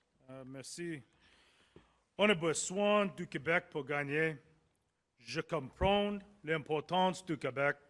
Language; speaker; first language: French; non-native, learner; English